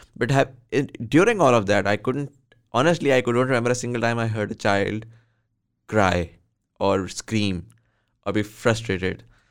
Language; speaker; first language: English; non-native, local second language; Urdu